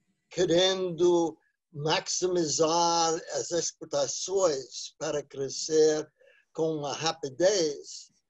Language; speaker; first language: Portuguese; non-native, fluent; English